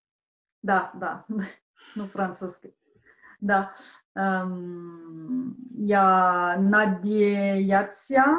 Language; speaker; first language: Russian; non-native, learner; French